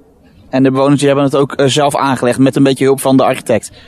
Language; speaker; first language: Dutch; native; Dutch